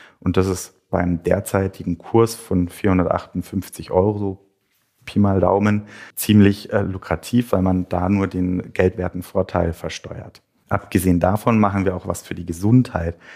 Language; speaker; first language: German; native; German